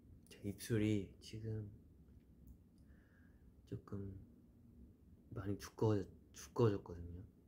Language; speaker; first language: Korean; early bilingual, heritage; Korean